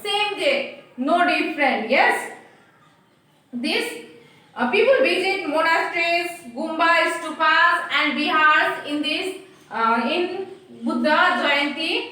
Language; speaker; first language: English; non-native, local second language; Nepali